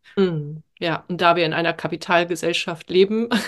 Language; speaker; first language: German; non-native, fluent; Swedish